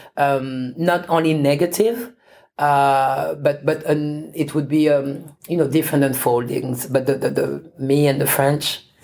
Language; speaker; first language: English; non-native, fluent; French